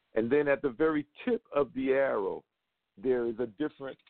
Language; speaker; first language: English; native; English